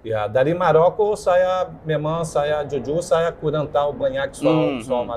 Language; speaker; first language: Indonesian; non-native, fluent; Portuguese